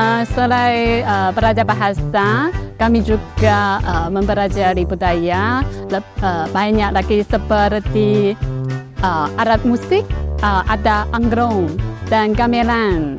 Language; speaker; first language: Indonesian; non-native, learner; Chinese